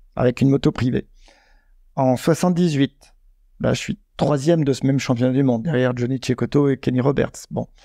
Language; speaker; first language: French; native; French